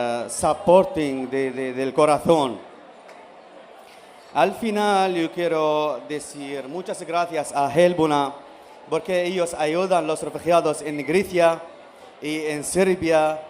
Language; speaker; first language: Spanish; non-native, learner; Arabic